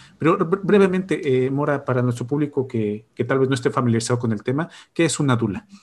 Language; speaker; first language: Spanish; native; Spanish